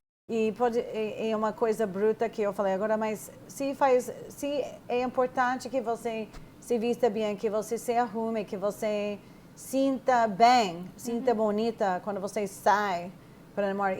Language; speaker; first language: Portuguese; non-native, fluent; English